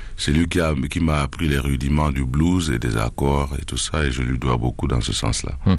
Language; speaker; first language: French; non-native, local second language; Duala